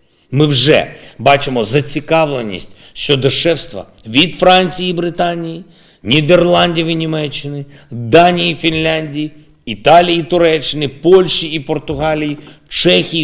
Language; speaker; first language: Ukrainian; non-native, local second language; Russian